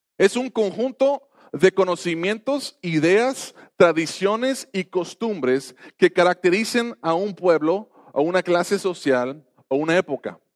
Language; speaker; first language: Spanish; non-native, fluent; English